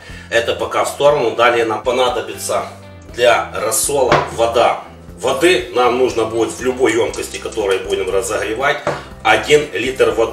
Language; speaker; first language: Russian; non-native, local second language; Ukrainian